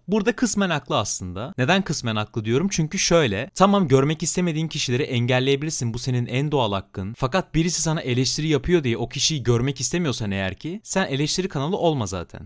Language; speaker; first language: Turkish; native; Turkish